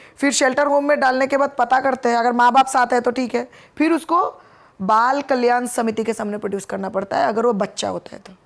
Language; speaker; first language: Hindi; non-native, local second language; Bangla